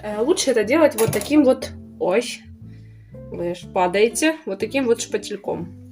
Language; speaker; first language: Russian; native; Russian